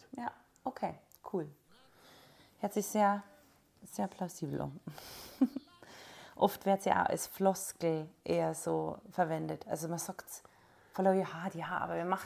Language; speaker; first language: German; native; German